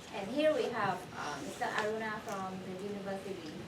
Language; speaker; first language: English; non-native, fluent; Vietnamese